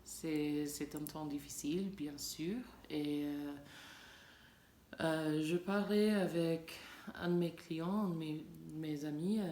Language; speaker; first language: French; non-native, learner; English